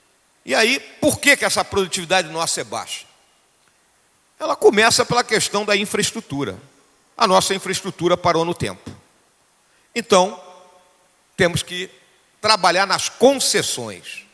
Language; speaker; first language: Portuguese; native; Portuguese